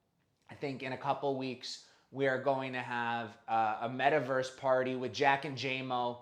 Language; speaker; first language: English; native; English